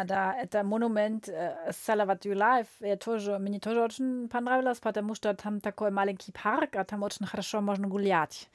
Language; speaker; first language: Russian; non-native, learner; German